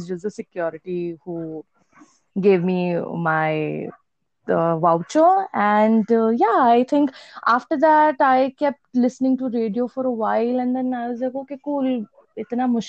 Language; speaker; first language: English; non-native, local second language; Hindi